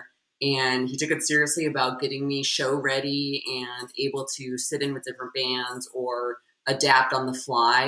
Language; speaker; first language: English; native; English